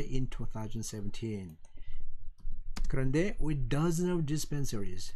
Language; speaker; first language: English; non-native, fluent; Korean